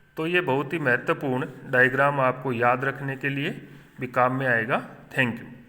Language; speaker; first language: Hindi; native; Hindi